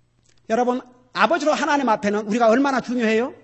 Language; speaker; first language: Korean; native; Korean